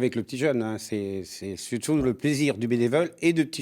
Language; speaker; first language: French; native; French